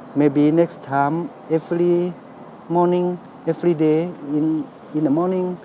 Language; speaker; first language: English; non-native, learner; Thai